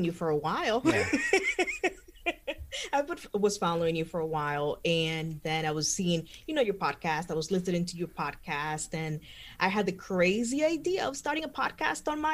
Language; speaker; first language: English; non-native, fluent; Spanish